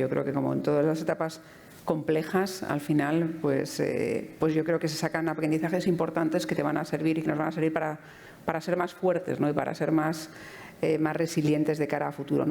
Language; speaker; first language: Spanish; native; Spanish